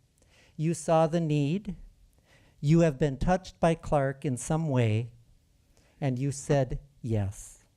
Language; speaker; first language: English; native; English